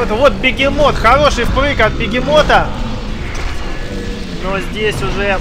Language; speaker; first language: Russian; native; Russian